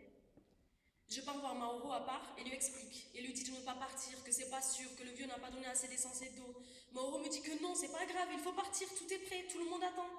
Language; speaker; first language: French; non-native, local second language; Wolof